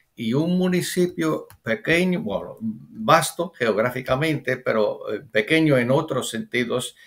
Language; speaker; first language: Spanish; non-native, fluent; English